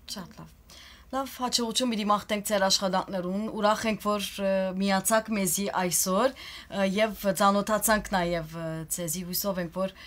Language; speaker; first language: Armenian; early bilingual, heritage; Armenian